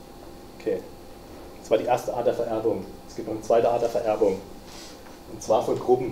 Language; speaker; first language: German; native; German